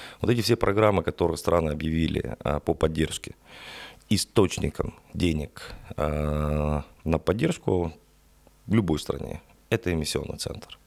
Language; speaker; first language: Russian; native; Russian